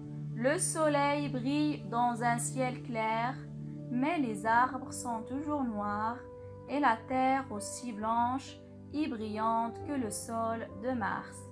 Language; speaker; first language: French; non-native, local second language; Arabic